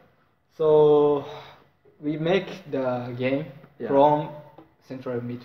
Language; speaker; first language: English; non-native, learner; Japanese